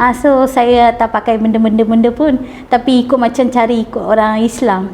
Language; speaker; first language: Malay; non-native, local second language; Tamil